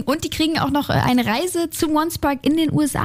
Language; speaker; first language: German; native; German